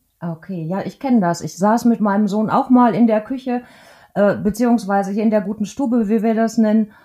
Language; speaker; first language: German; native; German